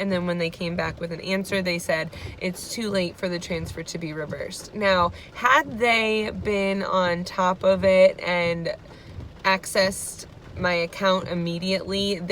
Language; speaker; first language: English; native; English